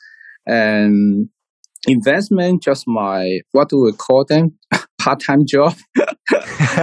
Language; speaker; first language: English; non-native, learner; Chinese